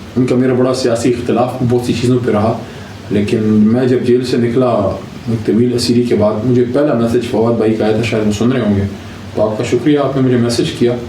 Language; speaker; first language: Urdu; non-native, local second language; Pashto